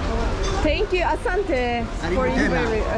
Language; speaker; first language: English; non-native, learner; Turkish